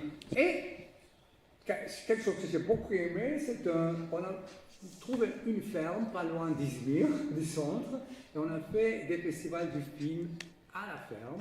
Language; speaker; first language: French; non-native, fluent; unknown